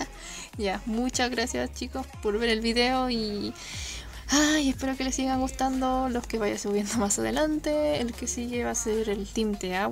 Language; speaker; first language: Spanish; native; Spanish